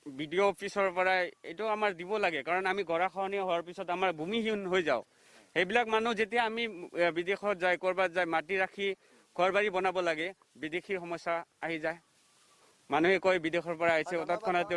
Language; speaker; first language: Assamese; non-native, local second language; Bangla